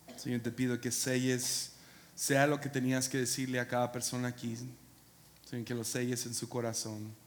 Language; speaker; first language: Spanish; non-native, fluent; English